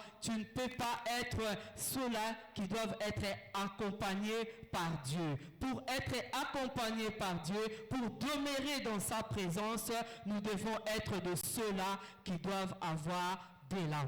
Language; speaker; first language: French; non-native, local second language; Lingala